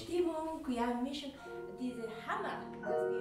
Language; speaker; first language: German; non-native, fluent; Japanese